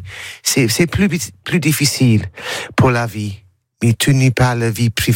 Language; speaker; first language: French; non-native, learner; English